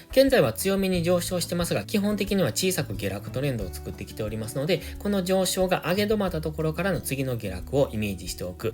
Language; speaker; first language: Japanese; native; Japanese